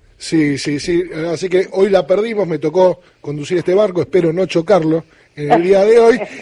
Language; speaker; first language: Spanish; native; Spanish